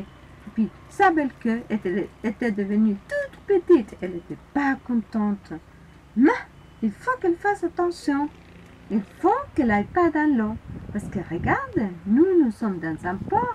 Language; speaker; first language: French; non-native, fluent; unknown